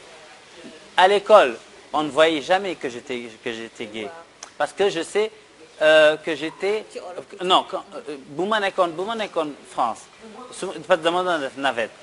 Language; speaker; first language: French; non-native, local second language; Wolof